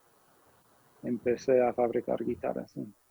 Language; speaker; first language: Spanish; non-native, fluent; English